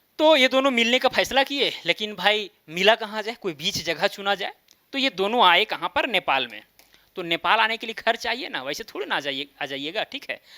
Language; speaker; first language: Hindi; native; Hindi